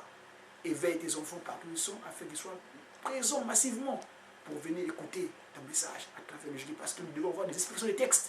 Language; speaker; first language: French; non-native, local second language; Kongo